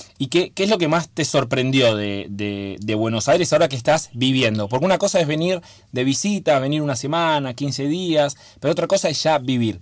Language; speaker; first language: Spanish; native; Spanish